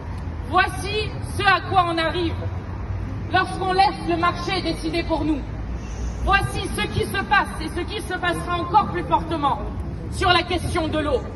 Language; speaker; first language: French; native; French